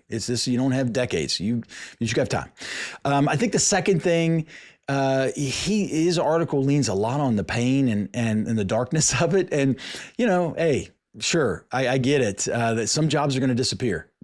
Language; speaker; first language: English; native; English